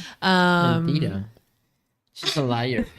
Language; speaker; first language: English; non-native, learner; Spanish